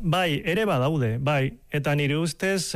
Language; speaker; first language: Basque; non-native, fluent; Cantonese